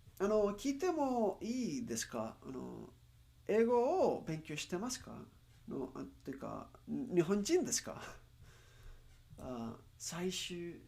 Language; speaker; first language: Japanese; non-native, learner; English